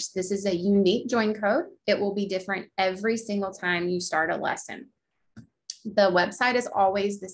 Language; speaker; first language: English; native; English